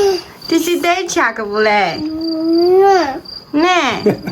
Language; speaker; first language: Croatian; non-native, learner; Chinese